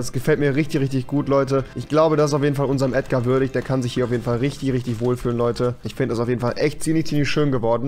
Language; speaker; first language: German; native; German